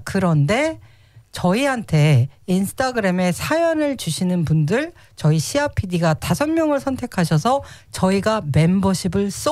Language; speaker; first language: Korean; native; Korean